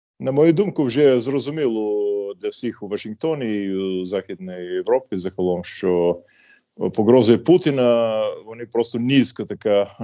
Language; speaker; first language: Ukrainian; non-native, fluent; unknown